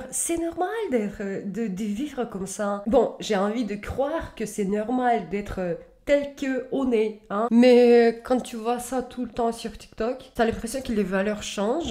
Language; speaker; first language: French; native; French